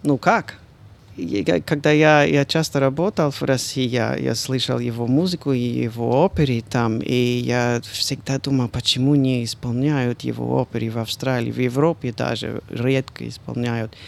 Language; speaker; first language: Russian; non-native, fluent; English